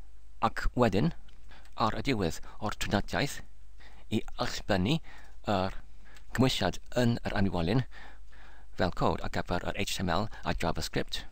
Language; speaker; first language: Welsh; non-native, learner; English